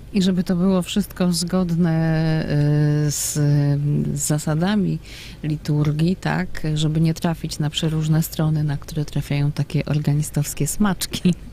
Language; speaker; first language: Polish; native; Polish